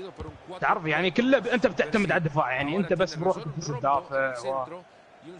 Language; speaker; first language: Arabic; native; Arabic